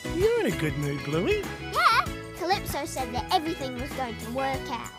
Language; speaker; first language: English; native; English